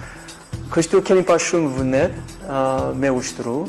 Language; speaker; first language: Albanian; non-native, fluent; Korean